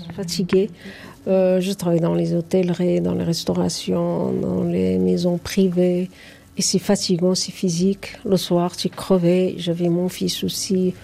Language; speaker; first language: French; non-native, fluent; Arabic